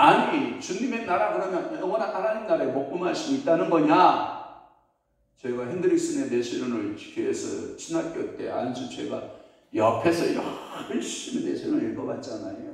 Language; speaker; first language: Korean; native; Korean